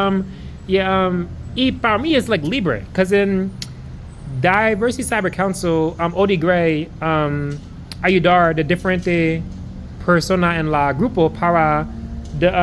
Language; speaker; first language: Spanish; non-native, learner; English